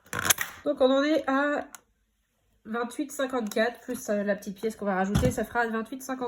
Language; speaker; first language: French; native; French